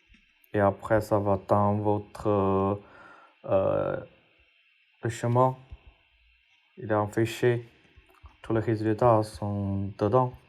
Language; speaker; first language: French; non-native, fluent; Chinese